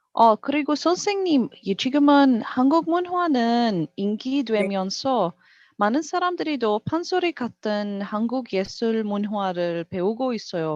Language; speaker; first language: Korean; non-native, learner; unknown